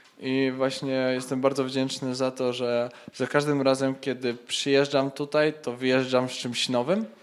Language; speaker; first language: Polish; native; Polish